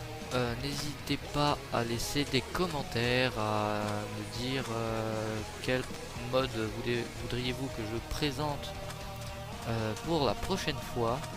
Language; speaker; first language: French; native; French